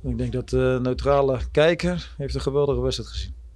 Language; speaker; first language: Dutch; native; Dutch